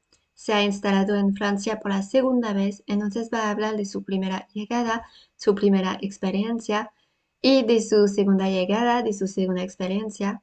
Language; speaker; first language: Spanish; non-native, learner; French